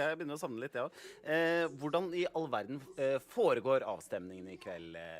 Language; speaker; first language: Norwegian; native; Norwegian